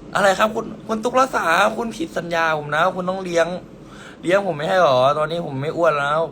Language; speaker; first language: Thai; native; Thai